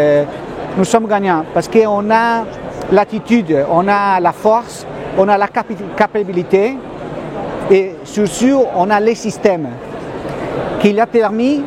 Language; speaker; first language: French; non-native, fluent; Italian